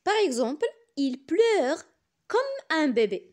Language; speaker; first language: French; non-native, local second language; Arabic